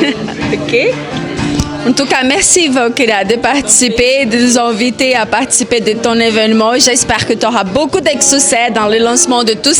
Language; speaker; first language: French; non-native, fluent; Portuguese